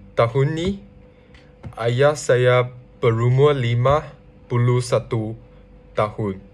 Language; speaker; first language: Malay; non-native, learner; Chinese